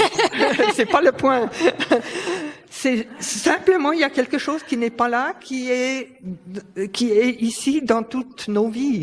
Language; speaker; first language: French; non-native, fluent; German